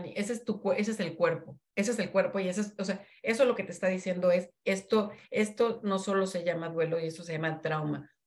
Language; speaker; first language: Spanish; native; Spanish